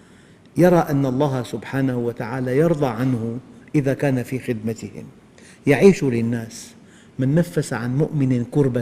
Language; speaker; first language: Arabic; native; Arabic